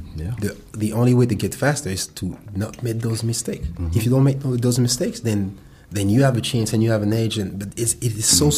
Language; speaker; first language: English; non-native, fluent; French